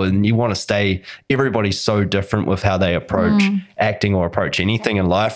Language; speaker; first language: English; native; English